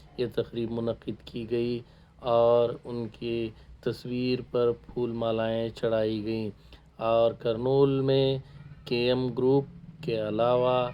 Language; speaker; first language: Urdu; native; Urdu